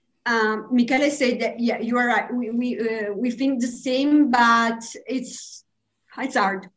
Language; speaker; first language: English; non-native, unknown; Italian